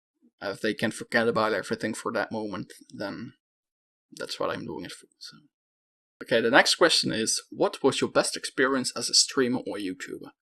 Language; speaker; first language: English; non-native, fluent; Dutch